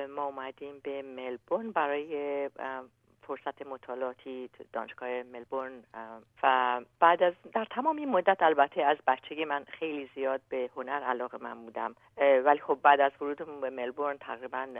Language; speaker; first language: Persian; native; Persian